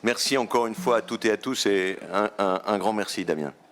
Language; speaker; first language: French; native; French